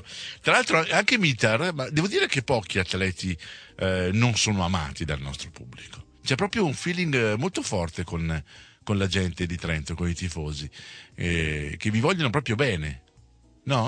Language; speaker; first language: Italian; native; Italian